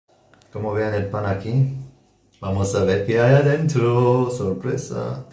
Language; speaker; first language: Spanish; non-native, fluent; Turkish